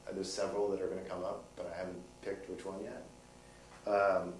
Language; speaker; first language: English; native; English